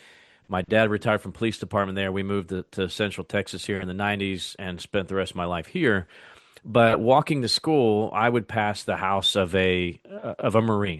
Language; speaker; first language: English; native; English